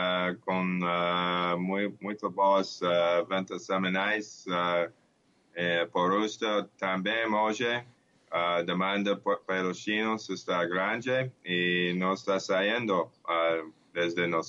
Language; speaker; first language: Portuguese; non-native, learner; English